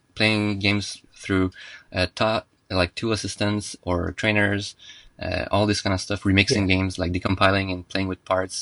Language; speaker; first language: English; non-native, fluent; French